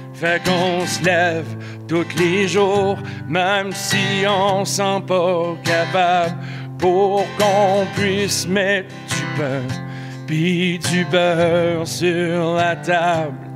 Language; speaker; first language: French; native; French